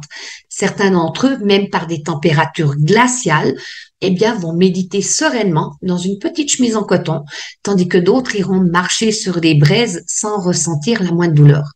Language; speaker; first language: French; native; French